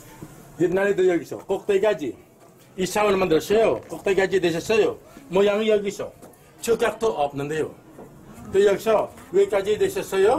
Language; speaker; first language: Korean; non-native, learner; Indonesian